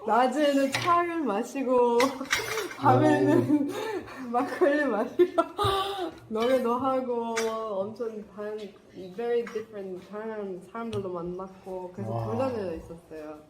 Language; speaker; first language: Korean; non-native, fluent; Arabic